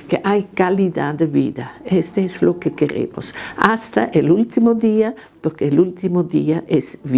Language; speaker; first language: Spanish; non-native, fluent; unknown